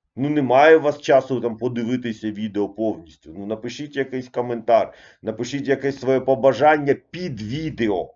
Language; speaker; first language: Ukrainian; non-native, local second language; Russian